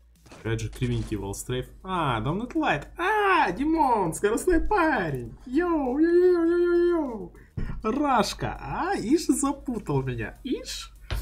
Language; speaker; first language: Russian; native; Russian